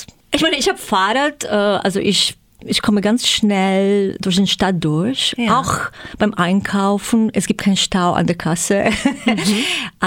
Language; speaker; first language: German; non-native, fluent; Croatian